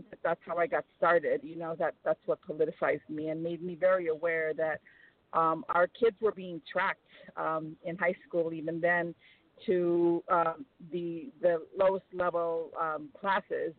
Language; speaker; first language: English; native; English